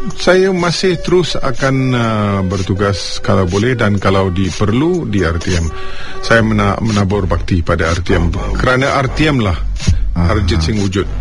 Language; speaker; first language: Malay; non-native, local second language; Punjabi